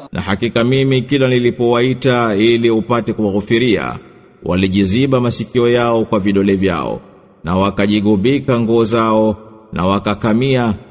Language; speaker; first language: Swahili; native; Swahili